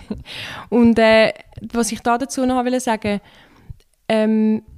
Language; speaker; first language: German; non-native, fluent; Turkish